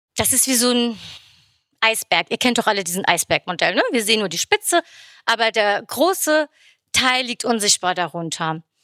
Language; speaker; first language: German; early bilingual, other home language; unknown